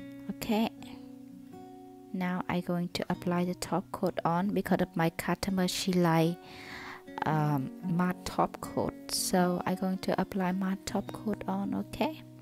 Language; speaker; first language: English; non-native, learner; Vietnamese